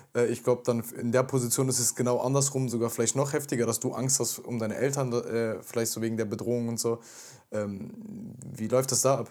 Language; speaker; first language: German; early bilingual, other home language; Turkish